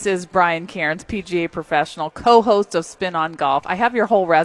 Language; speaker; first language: English; native; English